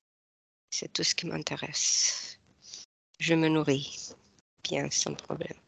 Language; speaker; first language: French; non-native, fluent; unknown